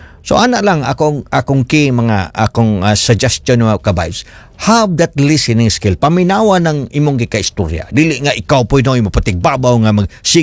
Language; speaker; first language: Filipino; non-native, local second language; Cebuano